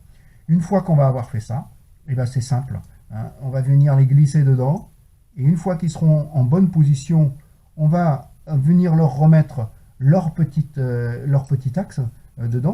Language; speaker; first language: French; native; French